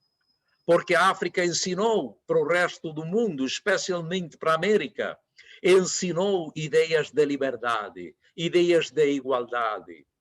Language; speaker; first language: Portuguese; non-native, fluent; Spanish